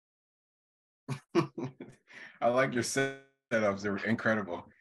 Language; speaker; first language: English; non-native, fluent; Haitian Creole